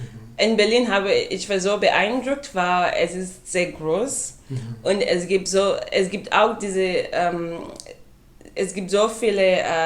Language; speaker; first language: German; non-native, fluent; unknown